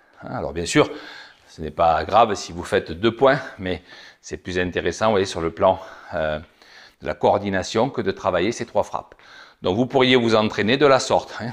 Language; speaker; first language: French; native; French